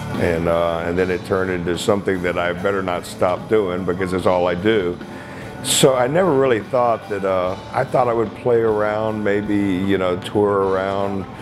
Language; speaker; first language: English; native; English